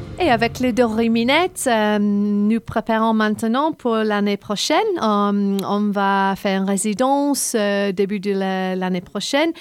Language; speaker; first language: French; non-native, fluent; English